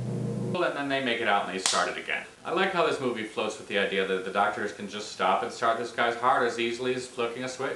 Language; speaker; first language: English; native; English